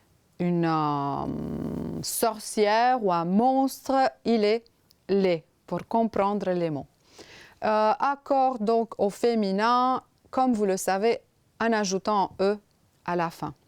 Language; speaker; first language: French; non-native, fluent; Romanian